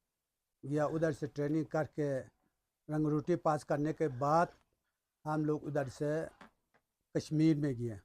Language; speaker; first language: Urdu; non-native, local second language; Balti